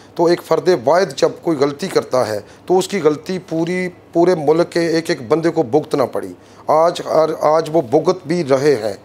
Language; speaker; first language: Urdu; non-native, local second language; Punjabi